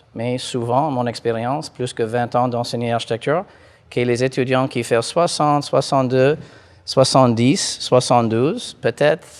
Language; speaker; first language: French; non-native, fluent; English